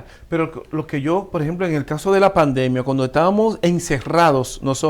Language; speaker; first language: Spanish; native; Spanish